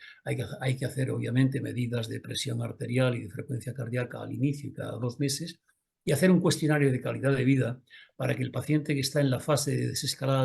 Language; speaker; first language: Spanish; native; Spanish